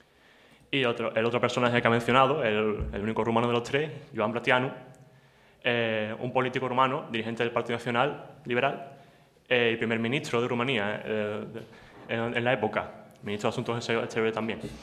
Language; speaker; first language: Spanish; native; Spanish